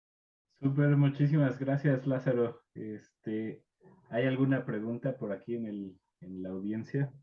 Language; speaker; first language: Spanish; native; Spanish